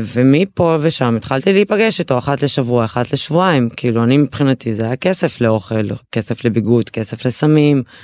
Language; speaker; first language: Hebrew; early bilingual, other home language; Russian